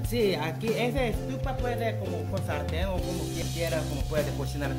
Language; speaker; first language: Spanish; non-native, learner; Korean